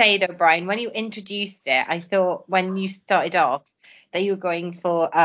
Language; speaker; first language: English; native; English